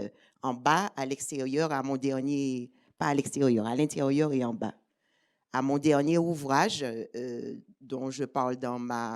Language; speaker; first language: French; native; French